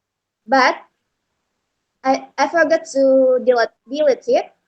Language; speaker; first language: English; non-native, learner; Indonesian